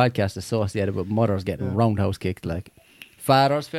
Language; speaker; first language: English; native; English